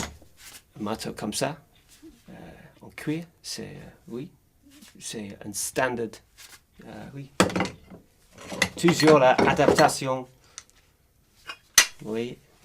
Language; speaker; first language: French; non-native, learner; English